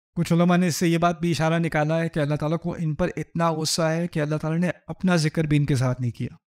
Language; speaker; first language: Urdu; native; Urdu